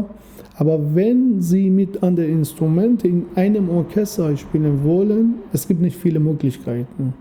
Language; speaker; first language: German; non-native, fluent; Persian